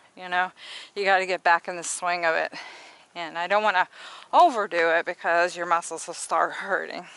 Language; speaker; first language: English; native; English